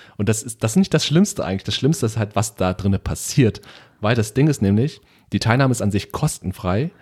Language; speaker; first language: German; early bilingual, other home language; Vietnamese